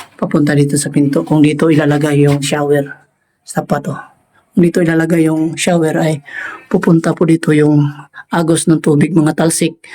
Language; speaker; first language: Filipino; non-native, local second language; Cebuano